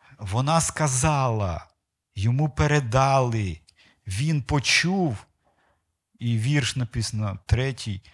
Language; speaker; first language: Ukrainian; non-native, local second language; Russian